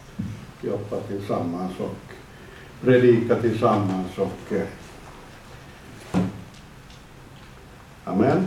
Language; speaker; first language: Swedish; non-native, fluent; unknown